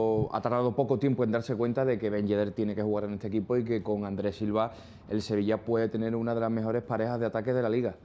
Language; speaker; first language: Spanish; native; Spanish